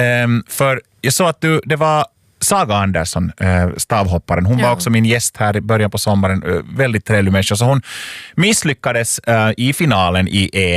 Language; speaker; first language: Swedish; native; Swedish